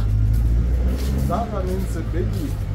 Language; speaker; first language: English; non-native, learner; Malagasy